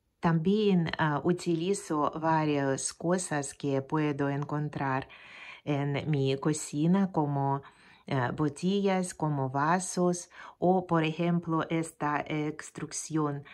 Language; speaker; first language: Spanish; non-native, fluent; Russian